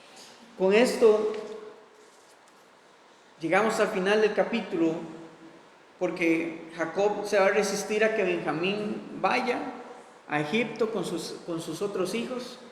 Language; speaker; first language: Spanish; native; Spanish